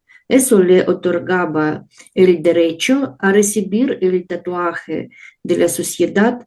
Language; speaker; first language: Spanish; non-native, learner; Russian